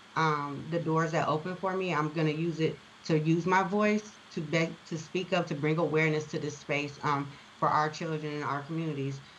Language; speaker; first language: English; native; English